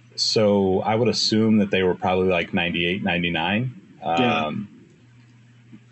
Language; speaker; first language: English; native; English